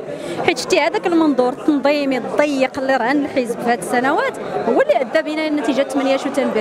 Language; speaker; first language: Arabic; native; Arabic